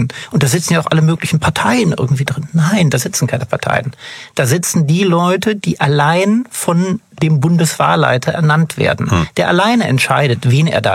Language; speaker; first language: German; native; German